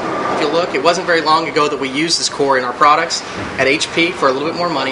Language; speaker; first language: English; native; English